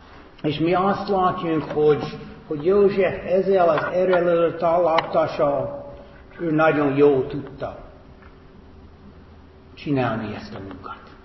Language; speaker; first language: Hungarian; non-native, fluent; English